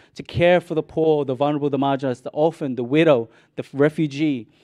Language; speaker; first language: English; non-native, local second language; Cebuano